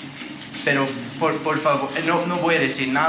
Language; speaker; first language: Spanish; non-native, learner; English